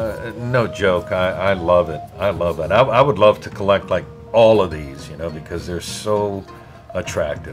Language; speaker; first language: English; native; English